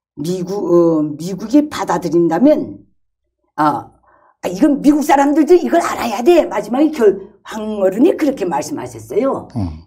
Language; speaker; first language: Korean; native; Korean